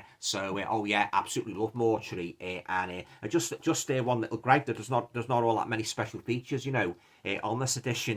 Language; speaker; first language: English; native; English